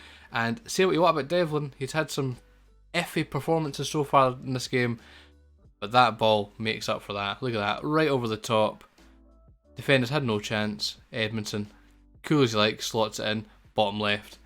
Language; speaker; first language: English; native; English